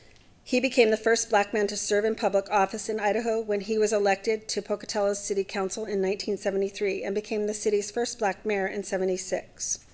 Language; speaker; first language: English; native; English